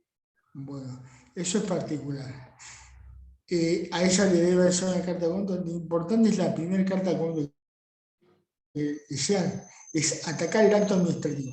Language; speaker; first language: Spanish; native; Spanish